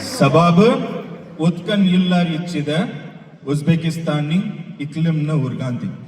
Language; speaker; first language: Uzbek; non-native, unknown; Kannada